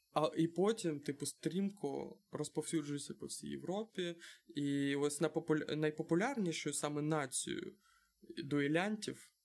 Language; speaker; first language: Ukrainian; non-native, local second language; Russian